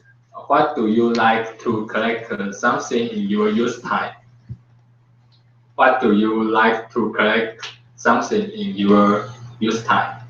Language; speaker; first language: English; non-native, learner; Chinese